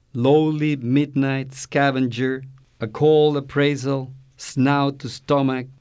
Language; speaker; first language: English; non-native, fluent; Spanish